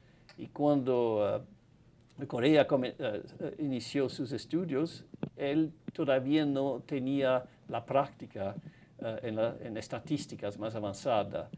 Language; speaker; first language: Spanish; non-native, fluent; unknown